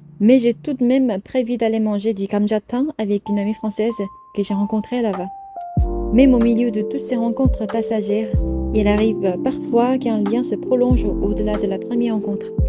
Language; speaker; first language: French; non-native, fluent; Korean